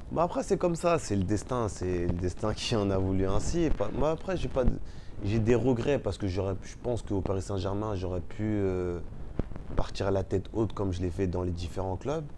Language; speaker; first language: French; early bilingual, other home language; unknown